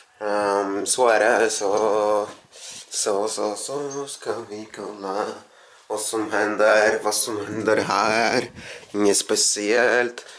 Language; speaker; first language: Swedish; non-native, fluent; Russian